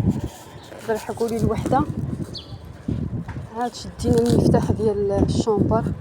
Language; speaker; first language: Arabic; native; Arabic